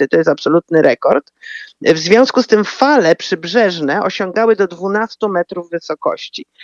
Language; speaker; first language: Polish; native; Polish